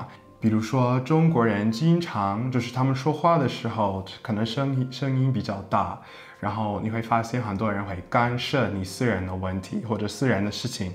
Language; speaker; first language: Chinese; non-native, fluent; English